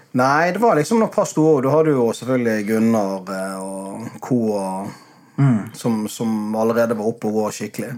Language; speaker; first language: Norwegian; native; Norwegian